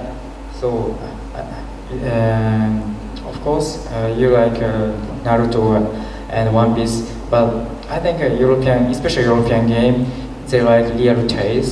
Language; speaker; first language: English; non-native, learner; Japanese